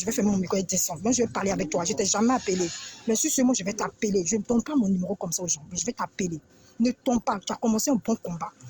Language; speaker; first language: French; native; French